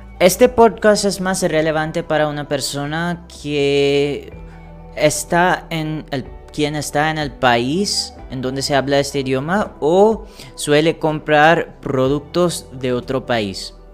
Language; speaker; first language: Spanish; non-native, learner; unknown